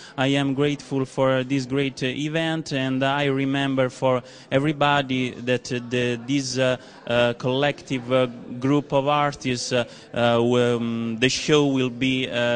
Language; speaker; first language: English; non-native, fluent; Italian